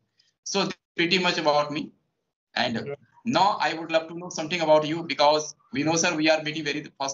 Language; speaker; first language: English; non-native, local second language; Hindi